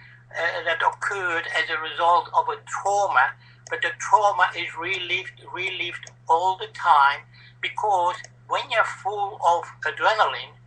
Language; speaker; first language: English; non-native, fluent; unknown